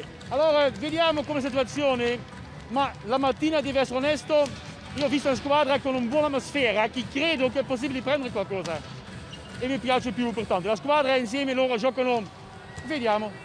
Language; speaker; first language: Italian; non-native, learner; Dutch